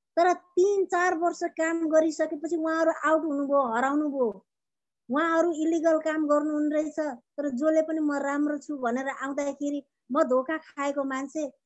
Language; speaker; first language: Nepali; native; Nepali